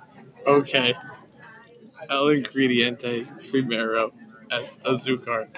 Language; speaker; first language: Spanish; non-native, learner; English